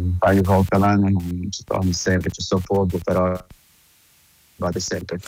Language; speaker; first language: Italian; non-native, fluent; Portuguese